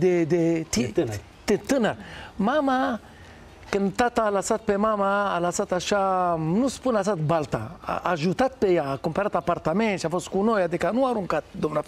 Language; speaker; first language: Romanian; non-native, fluent; Hebrew